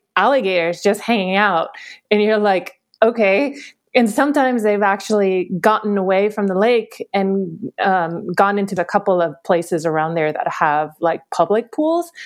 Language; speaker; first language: English; early bilingual, other home language; Spanish